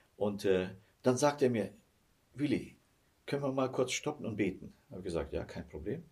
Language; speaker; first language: German; early bilingual, heritage; German